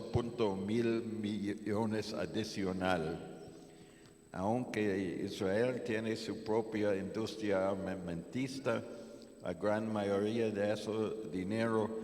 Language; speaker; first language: Spanish; non-native, fluent; English